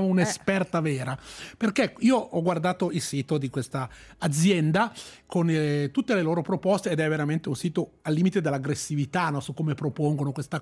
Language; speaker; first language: Italian; native; Italian